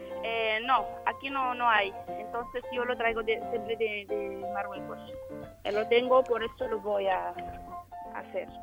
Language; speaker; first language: Spanish; non-native, fluent; Arabic